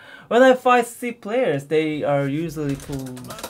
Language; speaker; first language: English; non-native, learner; Korean